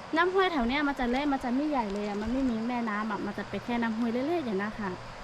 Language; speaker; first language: Thai; non-native, local second language; Lahu